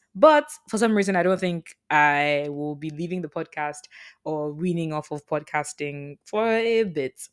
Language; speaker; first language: English; non-native, local second language; Yoruba